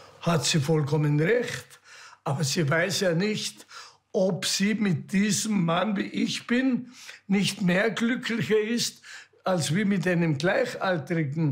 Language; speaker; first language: German; native; German